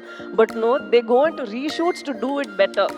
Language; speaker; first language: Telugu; non-native, fluent; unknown